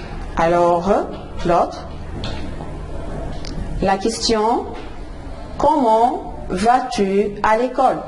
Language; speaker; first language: French; non-native, fluent; Arabic